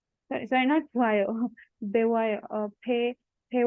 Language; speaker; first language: Korean; non-native, learner; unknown